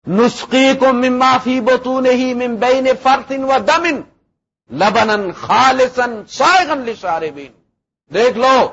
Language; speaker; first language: Urdu; non-native, local second language; Punjabi